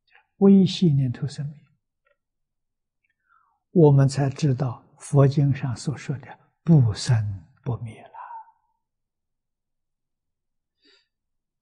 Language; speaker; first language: Chinese; native; Chinese